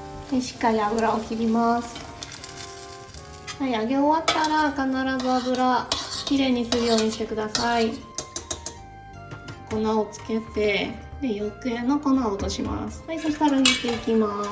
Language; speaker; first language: Japanese; native; Japanese